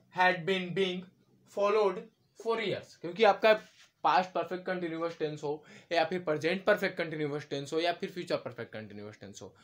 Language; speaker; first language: Hindi; native; Hindi